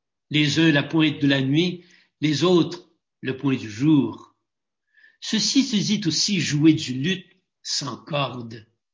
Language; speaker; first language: French; native; French